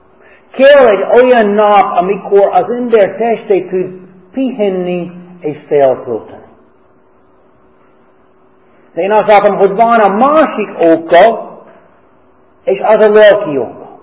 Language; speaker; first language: Hungarian; non-native, learner; English